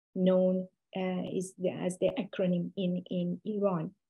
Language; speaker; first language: English; non-native, fluent; Persian